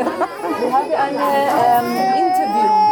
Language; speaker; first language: German; non-native, learner; Italian